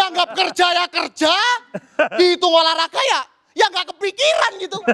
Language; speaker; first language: Indonesian; native; Indonesian